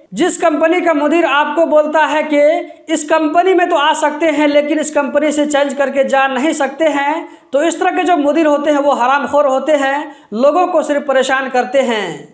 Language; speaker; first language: Hindi; native; Hindi